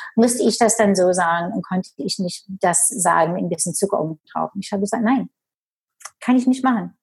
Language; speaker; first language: German; non-native, fluent; English